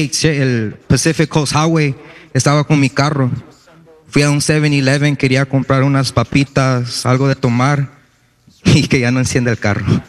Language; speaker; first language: Spanish; early bilingual, heritage; Spanish